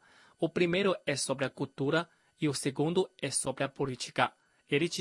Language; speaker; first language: Portuguese; non-native, fluent; Chinese